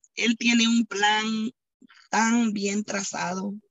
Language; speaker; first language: Spanish; native; Spanish